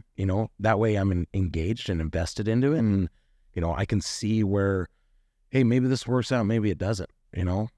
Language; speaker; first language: English; native; English